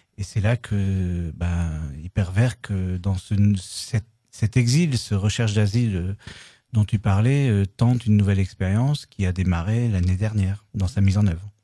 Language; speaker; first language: French; native; French